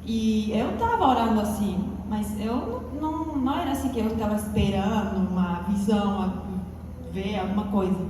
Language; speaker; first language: Portuguese; non-native, fluent; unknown